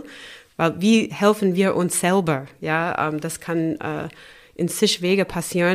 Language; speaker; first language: German; non-native, fluent; English